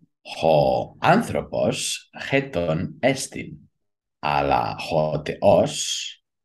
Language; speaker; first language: Greek; non-native, learner; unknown